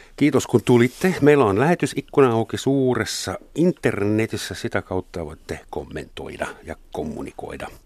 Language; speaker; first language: Finnish; non-native, fluent; German